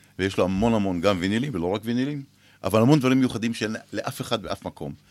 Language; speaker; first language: Hebrew; native; Hebrew